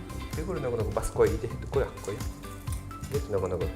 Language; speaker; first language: Mongolian; non-native, learner; Japanese